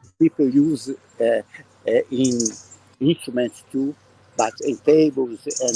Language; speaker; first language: English; non-native, learner; Portuguese